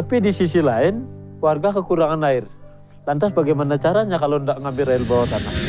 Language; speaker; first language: Indonesian; non-native, local second language; Balinese